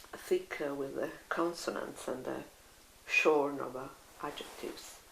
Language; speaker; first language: English; non-native, fluent; Italian